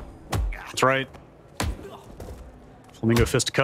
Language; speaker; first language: English; native; English